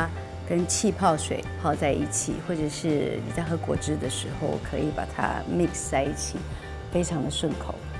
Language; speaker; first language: Chinese; native; Chinese